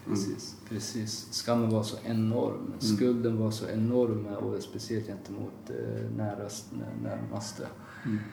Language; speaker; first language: Swedish; non-native, fluent; Persian